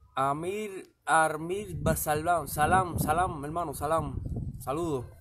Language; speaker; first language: Spanish; native; Spanish